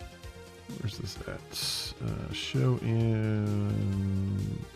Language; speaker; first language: English; native; English